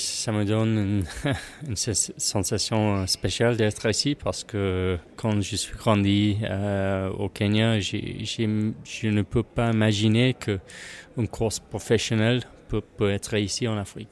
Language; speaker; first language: French; non-native, learner; English